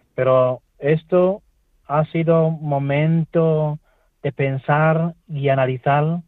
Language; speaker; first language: Spanish; non-native, learner; Swahili